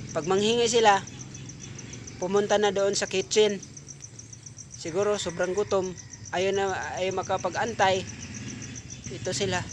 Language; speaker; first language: Filipino; non-native, local second language; Cebuano